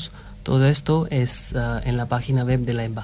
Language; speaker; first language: Spanish; non-native, fluent; Hindi